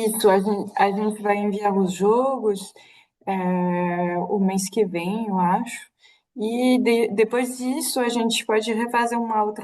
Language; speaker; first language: Portuguese; non-native, fluent; French